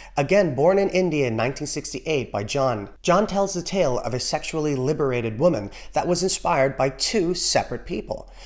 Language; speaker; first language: English; native; English